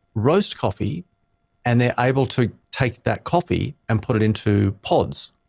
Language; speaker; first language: English; native; English